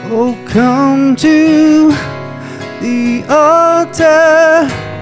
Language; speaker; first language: English; native; English